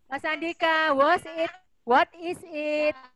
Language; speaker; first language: English; non-native, fluent; Indonesian